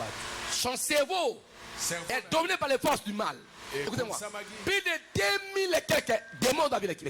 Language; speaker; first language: French; non-native, local second language; Lingala